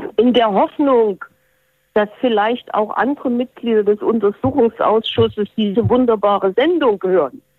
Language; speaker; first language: German; native; German